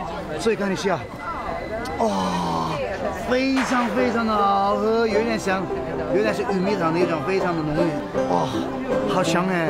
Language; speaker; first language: Chinese; non-native, fluent; Turkish